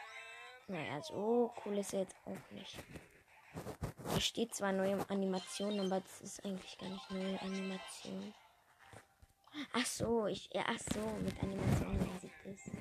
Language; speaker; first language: German; native; German